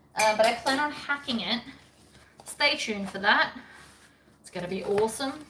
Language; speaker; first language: English; native; English